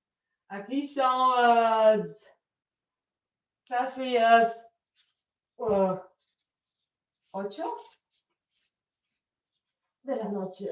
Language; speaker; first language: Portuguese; non-native, learner; Spanish